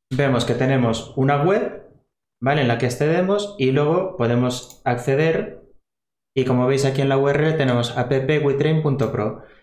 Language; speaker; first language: Spanish; native; Spanish